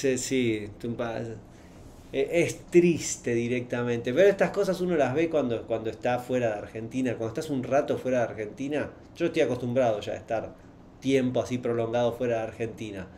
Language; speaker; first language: Spanish; native; Spanish